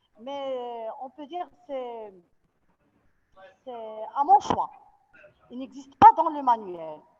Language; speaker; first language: French; non-native, local second language; Arabic